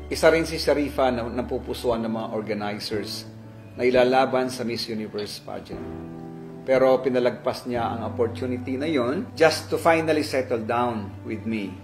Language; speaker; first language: Filipino; non-native, local second language; Maguindanaon